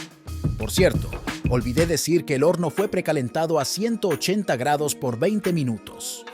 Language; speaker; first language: Spanish; native; Spanish